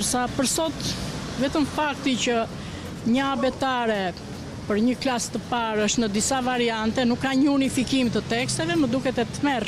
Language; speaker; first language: Albanian; native; Albanian